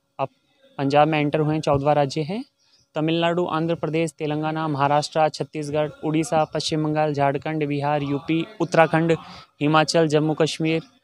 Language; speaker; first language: Hindi; native; Hindi